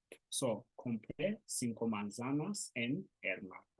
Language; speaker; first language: Spanish; non-native, learner; Swahili